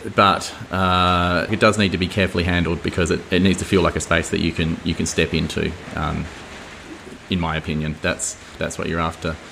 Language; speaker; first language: English; native; English